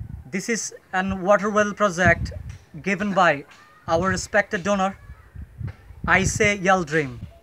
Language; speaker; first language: English; non-native, local second language; Bangla